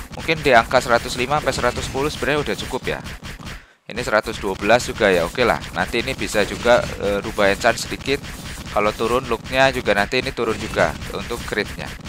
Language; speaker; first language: Indonesian; native; Indonesian